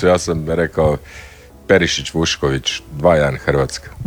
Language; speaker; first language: Serbian; native; Serbian